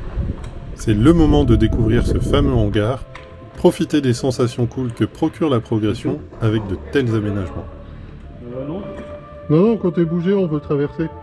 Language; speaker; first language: French; native; French